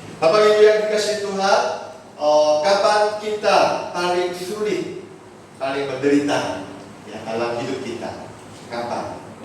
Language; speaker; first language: Indonesian; non-native, fluent; Korean